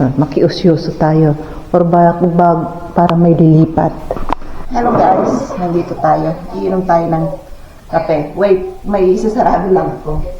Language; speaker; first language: Filipino; non-native, local second language; Pangasinan